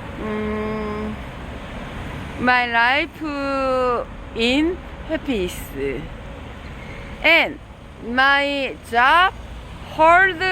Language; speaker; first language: English; non-native, learner; Korean